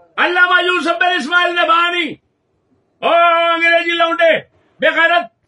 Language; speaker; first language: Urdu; non-native, local second language; Punjabi